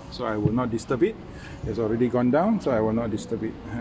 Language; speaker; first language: English; non-native, local second language; Malay